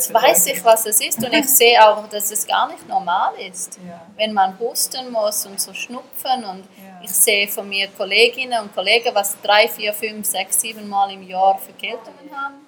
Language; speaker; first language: German; early bilingual, heritage; German